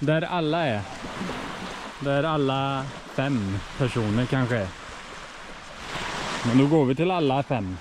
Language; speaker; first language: Swedish; native; Swedish